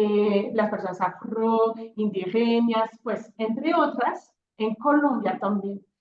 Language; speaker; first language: Spanish; non-native, fluent; French